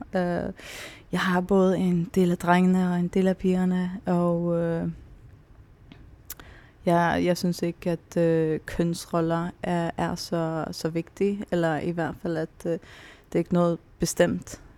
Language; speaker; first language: Danish; non-native, local second language; Faroese